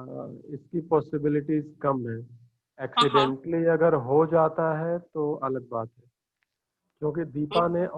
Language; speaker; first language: Hindi; native; Hindi